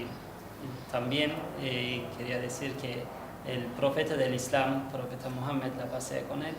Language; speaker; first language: Spanish; non-native, learner; Turkish